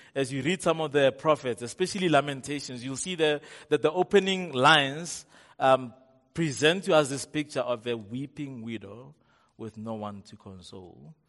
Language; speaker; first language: English; non-native, local second language; Tswana